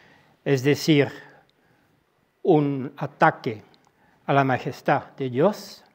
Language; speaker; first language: Spanish; non-native, fluent; Dutch